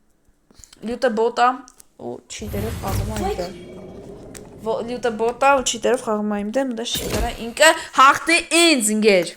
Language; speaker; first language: Armenian; native; Armenian